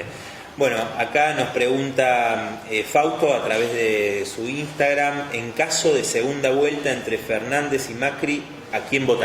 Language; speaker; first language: Spanish; native; Spanish